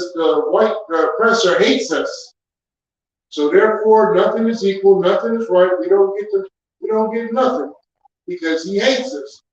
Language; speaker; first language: English; native; English